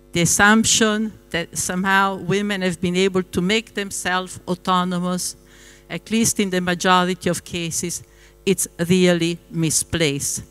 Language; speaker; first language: English; non-native, fluent; Italian